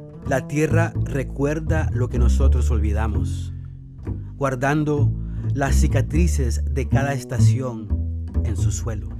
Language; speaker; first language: Spanish; early bilingual, heritage; Spanish